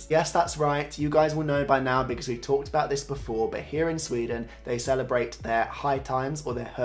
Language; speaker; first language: English; native; English